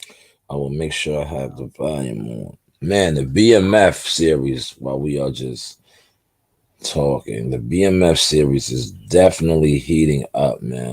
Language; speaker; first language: English; native; English